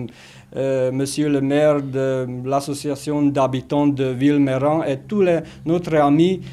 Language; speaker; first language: French; non-native, learner; Hungarian